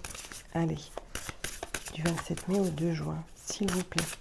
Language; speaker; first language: French; native; French